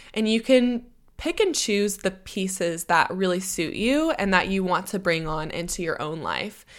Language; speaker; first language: English; native; English